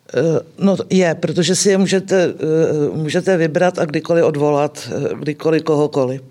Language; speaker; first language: Czech; native; Czech